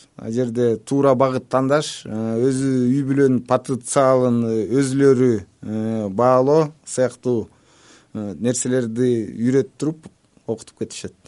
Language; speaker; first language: Kyrgyz; native; Kyrgyz